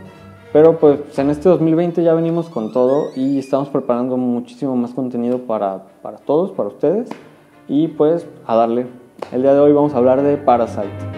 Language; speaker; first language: Spanish; native; Spanish